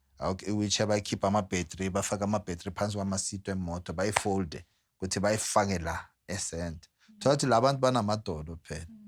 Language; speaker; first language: Zulu; native; Zulu